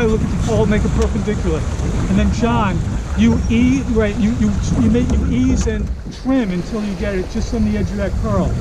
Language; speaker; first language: English; native; English